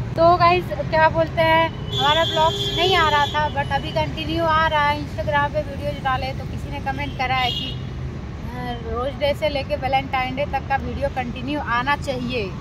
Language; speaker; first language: Hindi; native; Hindi